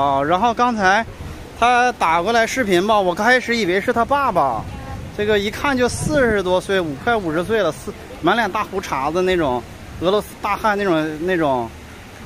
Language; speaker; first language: Chinese; native; Chinese